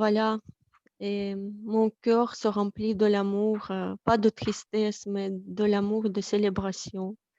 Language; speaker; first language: French; non-native, fluent; Russian